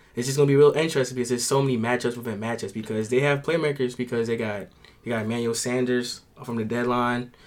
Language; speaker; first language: English; native; English